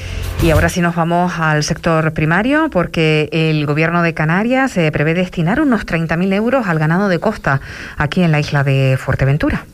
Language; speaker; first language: Spanish; native; Spanish